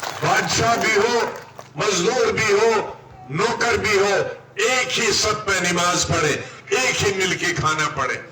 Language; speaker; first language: Urdu; non-native, local second language; Kashmiri